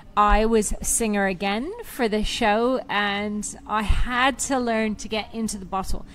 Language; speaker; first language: English; native; English